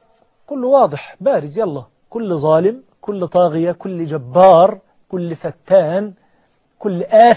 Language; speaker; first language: Arabic; native; Arabic